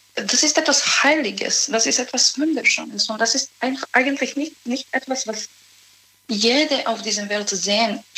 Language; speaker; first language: German; non-native, learner; Serbian